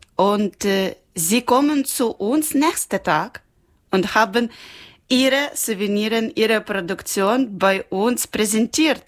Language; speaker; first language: German; non-native, learner; Ukrainian